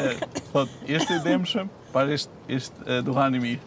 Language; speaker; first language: German; non-native, fluent; Serbian